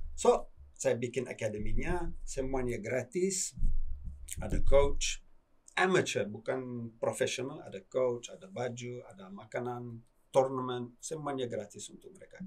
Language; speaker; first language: Indonesian; non-native, fluent; English